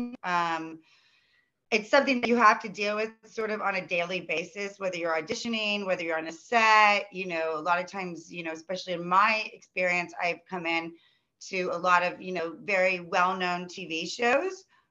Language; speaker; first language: English; native; English